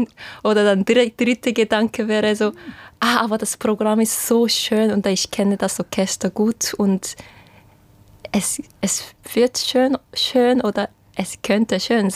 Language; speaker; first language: German; non-native, fluent; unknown